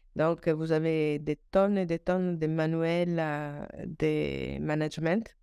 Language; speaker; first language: French; non-native, fluent; Italian